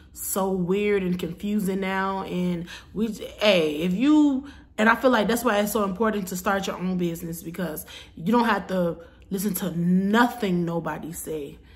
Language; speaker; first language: English; native; English